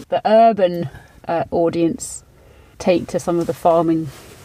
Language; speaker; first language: English; native; English